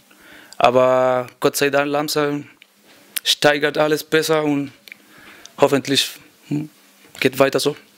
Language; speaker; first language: German; non-native, fluent; Spanish